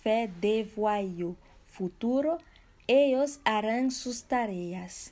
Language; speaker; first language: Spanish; non-native, fluent; Haitian Creole